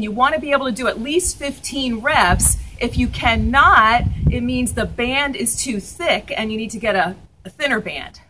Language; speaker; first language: English; native; English